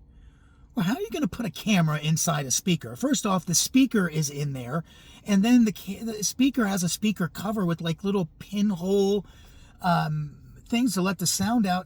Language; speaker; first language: English; native; English